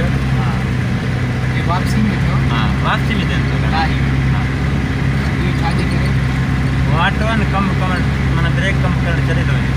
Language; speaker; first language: Hindi; non-native, local second language; Sindhi